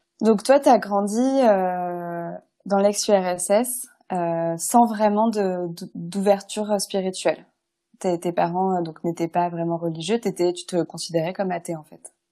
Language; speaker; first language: French; native; French